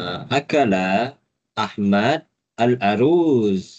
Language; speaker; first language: Arabic; non-native, learner; Malay